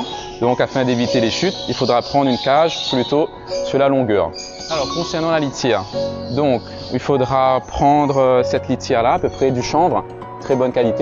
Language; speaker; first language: French; native; French